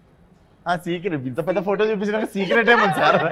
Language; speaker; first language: Telugu; native; Telugu